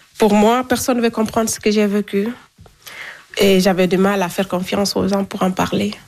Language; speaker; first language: French; non-native, local second language; Fula